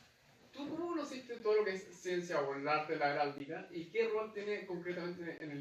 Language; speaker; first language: Spanish; native; Spanish